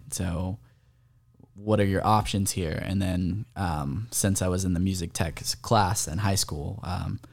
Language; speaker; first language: English; early bilingual, other home language; Filipino